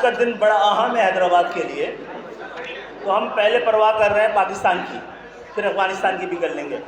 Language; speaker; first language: Urdu; native; Urdu